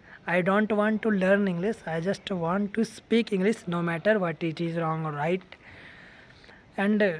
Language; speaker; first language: English; non-native, learner; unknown